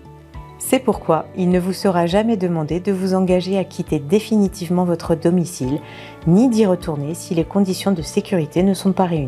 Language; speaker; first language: French; native; French